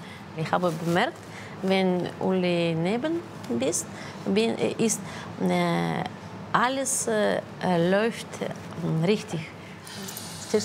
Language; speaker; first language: German; non-native, learner; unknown